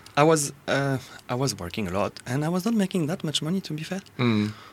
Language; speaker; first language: English; non-native, fluent; French